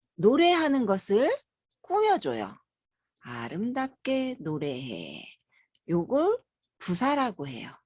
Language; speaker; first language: Korean; native; Korean